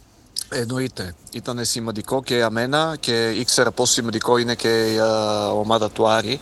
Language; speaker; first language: Greek; non-native, fluent; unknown